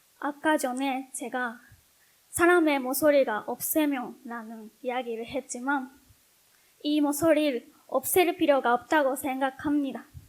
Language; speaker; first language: Korean; non-native, learner; Japanese